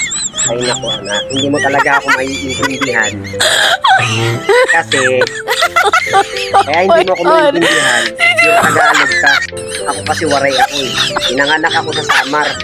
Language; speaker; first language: Filipino; non-native, local second language; Waray